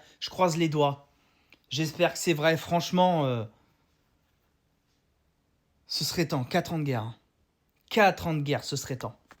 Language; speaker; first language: French; native; French